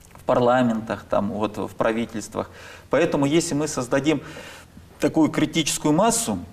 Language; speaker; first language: Russian; native; Russian